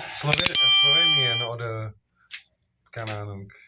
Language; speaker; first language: German; non-native, learner; Slovak